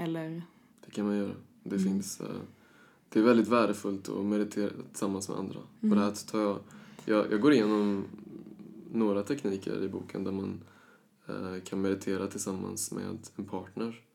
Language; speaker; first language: Swedish; early bilingual, other home language; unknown